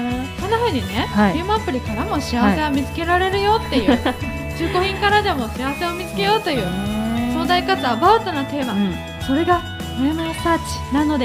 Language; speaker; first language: Japanese; native; Japanese